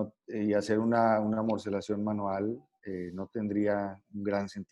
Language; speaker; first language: Spanish; native; Spanish